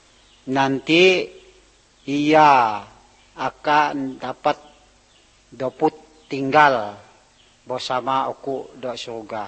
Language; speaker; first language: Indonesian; non-native, local second language; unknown